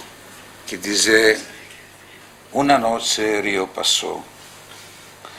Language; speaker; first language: French; non-native, fluent; Greek